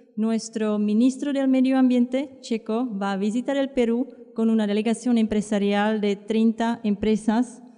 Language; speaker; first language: Spanish; non-native, fluent; Czech